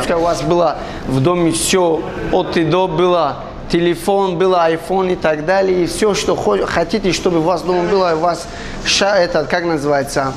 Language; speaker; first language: Russian; non-native, fluent; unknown